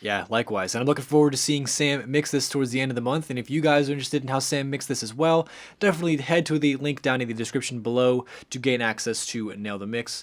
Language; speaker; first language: English; native; English